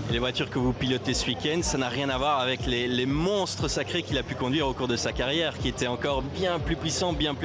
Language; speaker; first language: French; native; French